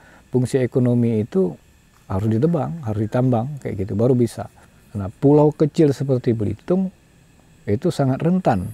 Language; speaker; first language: Indonesian; non-native, local second language; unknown